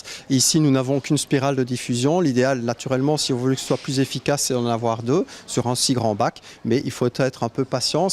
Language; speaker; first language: French; native; French